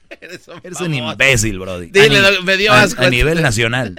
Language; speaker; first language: Spanish; native; Spanish